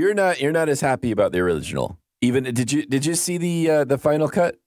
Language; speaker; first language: English; native; English